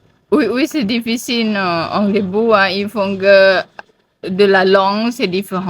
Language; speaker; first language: French; non-native, learner; Thai